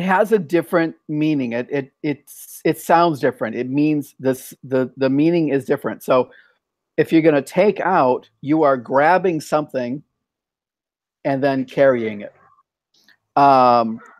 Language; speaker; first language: English; native; English